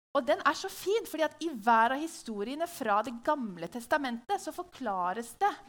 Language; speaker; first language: Norwegian; native; Norwegian